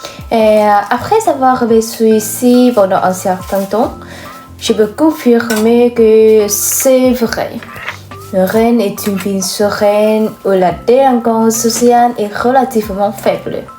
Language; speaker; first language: French; non-native, fluent; Vietnamese